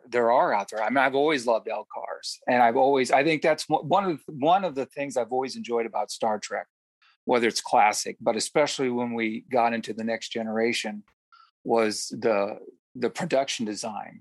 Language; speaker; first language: English; native; English